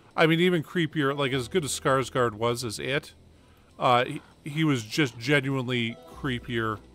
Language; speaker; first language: English; native; English